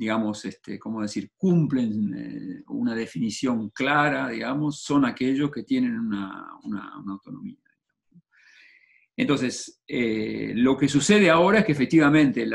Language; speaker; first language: Spanish; native; Spanish